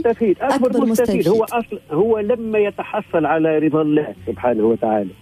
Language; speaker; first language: Arabic; native; Arabic